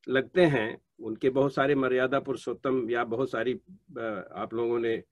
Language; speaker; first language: Hindi; native; Hindi